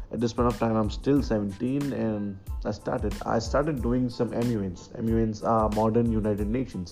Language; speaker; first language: English; non-native, local second language; Hindi